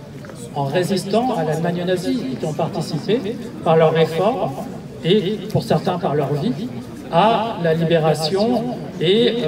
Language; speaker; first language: French; native; French